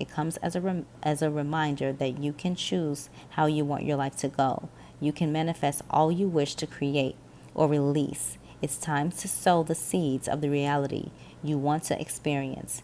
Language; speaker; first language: English; native; English